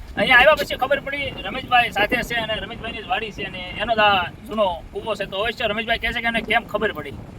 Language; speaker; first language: Gujarati; native; Gujarati